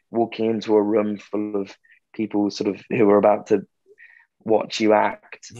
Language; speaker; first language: English; native; English